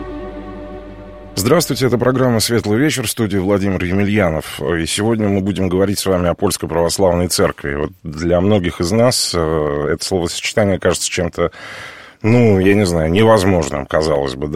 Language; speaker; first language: Russian; native; Russian